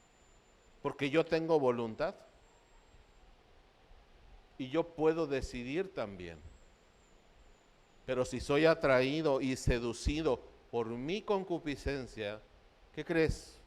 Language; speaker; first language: Spanish; native; Spanish